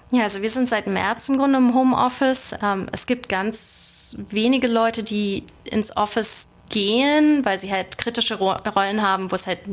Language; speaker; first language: German; native; German